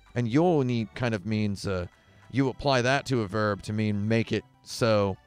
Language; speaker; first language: English; native; English